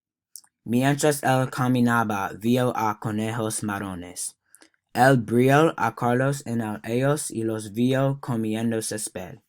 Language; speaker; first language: Spanish; non-native, learner; English